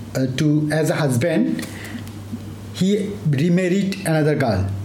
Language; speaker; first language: English; non-native, local second language; Bangla